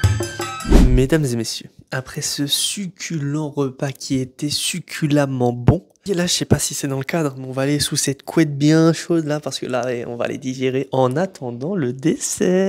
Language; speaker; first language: French; native; French